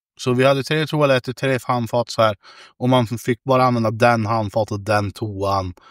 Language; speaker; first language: Swedish; native; Swedish